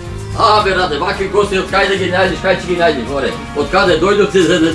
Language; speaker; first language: Macedonian; native; Macedonian